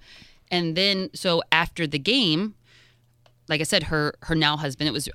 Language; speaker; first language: English; native; English